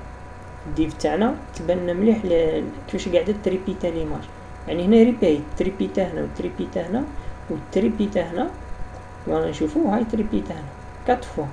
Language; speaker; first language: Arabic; native; Arabic